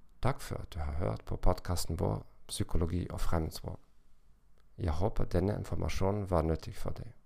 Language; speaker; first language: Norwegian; non-native, learner; German